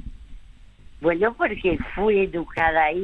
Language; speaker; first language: Spanish; early bilingual, other home language; French